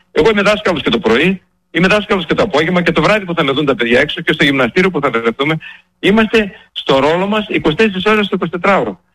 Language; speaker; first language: Greek; native; Greek